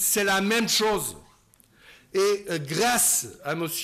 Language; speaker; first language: French; non-native, fluent; Portuguese